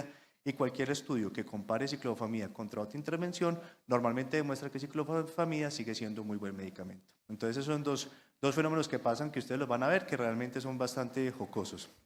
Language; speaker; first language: Spanish; native; Spanish